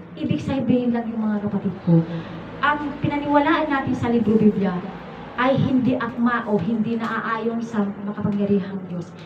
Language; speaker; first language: Filipino; non-native, local second language; Iloko